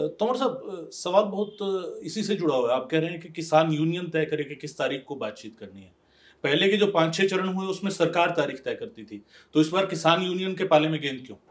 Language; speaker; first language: Hindi; non-native, local second language; Punjabi